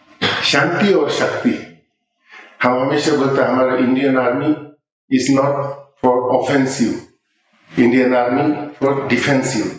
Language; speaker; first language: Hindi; non-native, local second language; Ladakhi